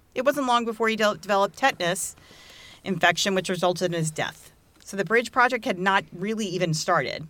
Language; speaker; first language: English; native; English